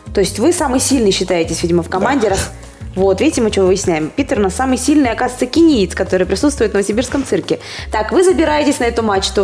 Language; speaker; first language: Russian; native; Russian